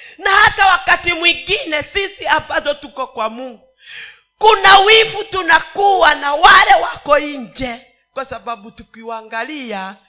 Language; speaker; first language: Swahili; non-native, local second language; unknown